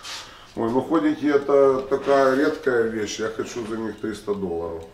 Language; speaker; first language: Russian; native; Russian